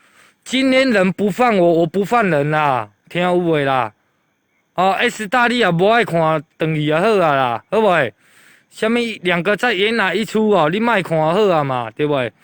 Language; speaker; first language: Chinese; native; Chinese